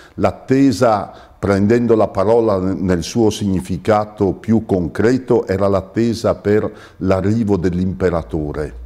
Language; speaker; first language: Italian; native; Italian